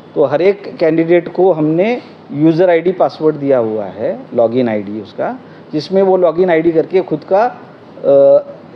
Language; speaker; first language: Hindi; non-native, local second language; Marathi